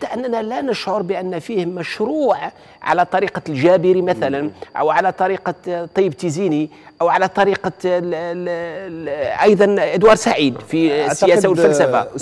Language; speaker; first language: Arabic; native; Arabic